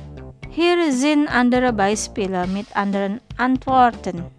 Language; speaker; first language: German; non-native, fluent; Indonesian